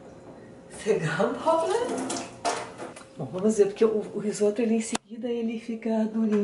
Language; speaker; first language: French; non-native, learner; Portuguese